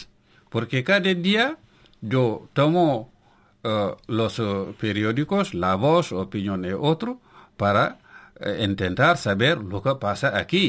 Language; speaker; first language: Spanish; non-native, local second language; Wolof